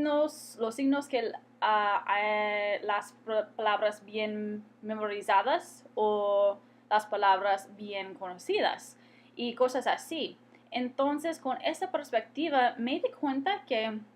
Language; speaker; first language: Spanish; non-native, fluent; English